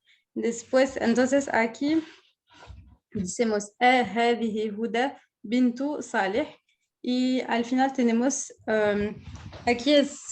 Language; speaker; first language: Spanish; non-native, fluent; Arabic